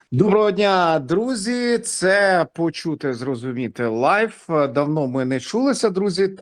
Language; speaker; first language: Ukrainian; native; Ukrainian